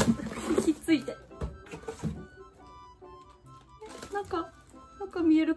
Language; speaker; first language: Japanese; native; Japanese